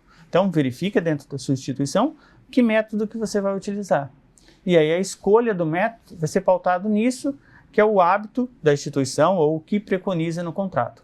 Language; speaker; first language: Portuguese; native; Portuguese